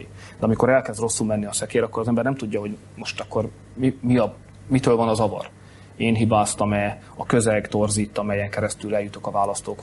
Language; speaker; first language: Hungarian; native; Hungarian